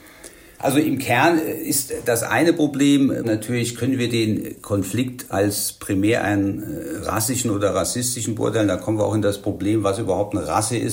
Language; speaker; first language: German; native; German